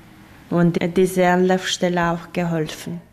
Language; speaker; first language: German; non-native, learner; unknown